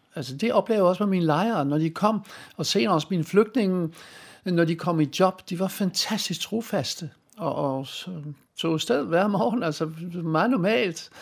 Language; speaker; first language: Danish; non-native, fluent; Dutch